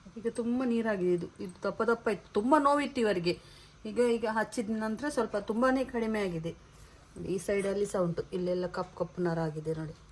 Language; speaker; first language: Kannada; non-native, local second language; Tulu